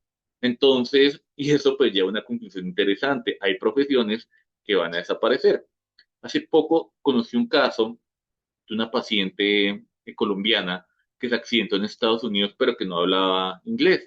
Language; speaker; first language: Spanish; native; Spanish